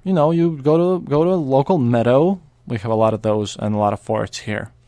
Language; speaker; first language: English; non-native, fluent; Latvian